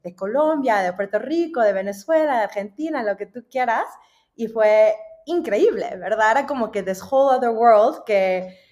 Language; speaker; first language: Spanish; early bilingual, heritage; Spanish